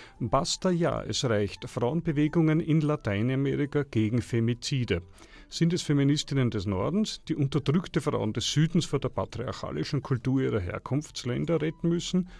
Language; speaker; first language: German; native; German